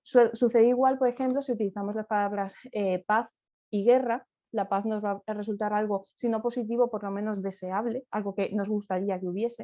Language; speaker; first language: Spanish; native; Spanish